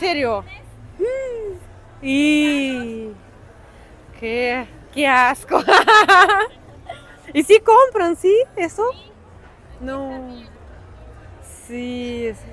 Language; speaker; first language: Spanish; non-native, fluent; Russian